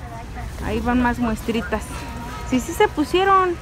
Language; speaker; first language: Spanish; native; Spanish